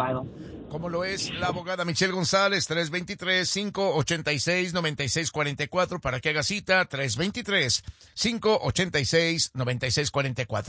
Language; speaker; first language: Spanish; native; Spanish